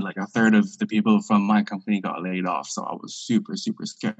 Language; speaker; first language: English; non-native, local second language; Filipino